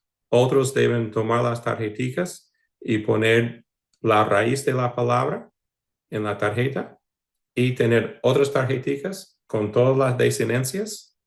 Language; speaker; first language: Spanish; non-native, fluent; English